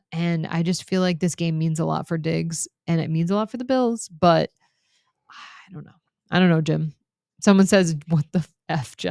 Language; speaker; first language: English; native; English